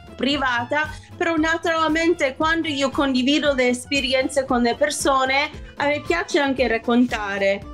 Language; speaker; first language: Italian; non-native, fluent; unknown